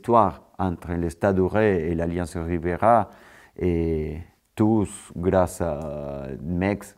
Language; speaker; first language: French; non-native, fluent; Spanish